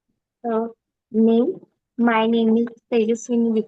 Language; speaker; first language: English; non-native, learner; Marathi